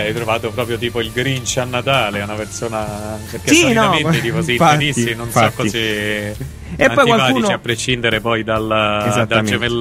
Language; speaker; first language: Italian; native; Italian